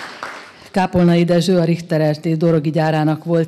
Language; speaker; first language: Hungarian; native; Hungarian